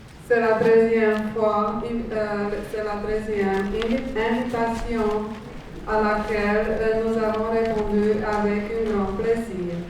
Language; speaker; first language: French; non-native, fluent; Romanian